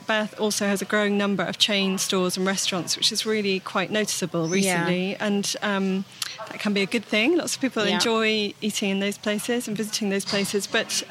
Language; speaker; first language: English; native; English